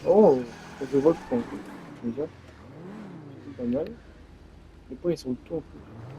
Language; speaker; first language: French; native; French